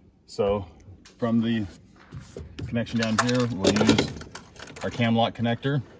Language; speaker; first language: English; native; English